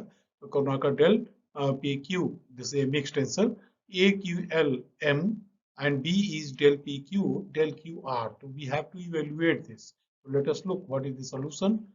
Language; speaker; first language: English; non-native, local second language; Hindi